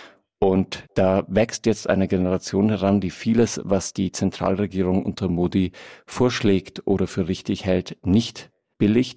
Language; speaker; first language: German; native; German